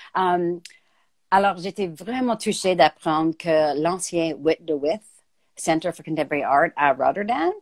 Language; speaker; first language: French; native; French